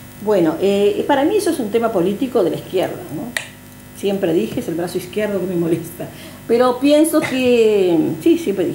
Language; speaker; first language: Spanish; native; Spanish